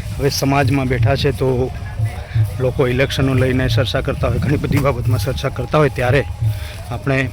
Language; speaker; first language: Gujarati; non-native, local second language; Bhili